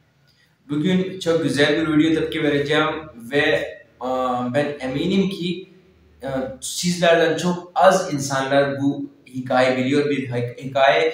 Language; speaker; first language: Turkish; non-native, fluent; Urdu